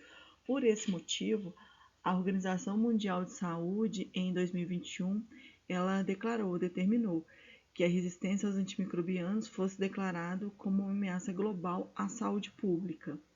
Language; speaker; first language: Portuguese; native; Portuguese